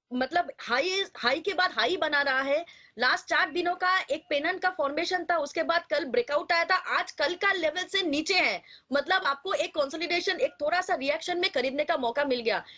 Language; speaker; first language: Hindi; non-native, local second language; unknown